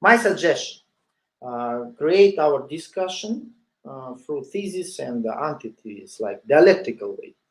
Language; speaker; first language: English; non-native, learner; Russian